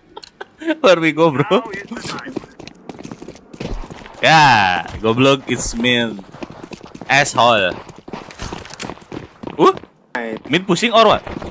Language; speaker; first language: English; non-native, learner; Sundanese